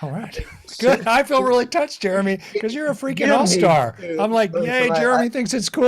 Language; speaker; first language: English; native; English